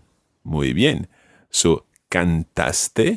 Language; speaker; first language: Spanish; non-native, fluent; English